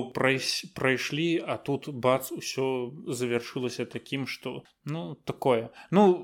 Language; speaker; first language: Belarusian; native; Belarusian